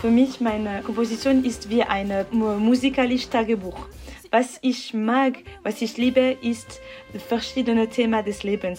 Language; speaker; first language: German; non-native, learner; French